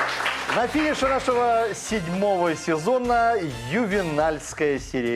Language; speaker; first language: Russian; native; Russian